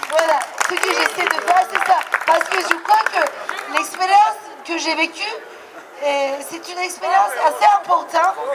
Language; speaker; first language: French; non-native, fluent; Turkish